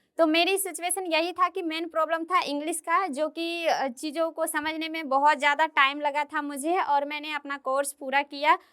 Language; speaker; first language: Hindi; native; Hindi